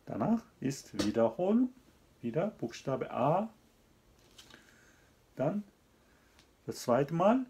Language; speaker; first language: German; non-native, learner; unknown